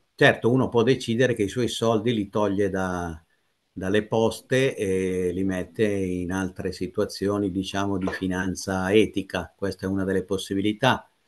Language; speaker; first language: Italian; native; Italian